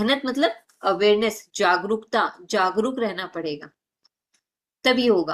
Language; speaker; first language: Hindi; native; Hindi